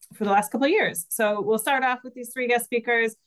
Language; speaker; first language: English; native; English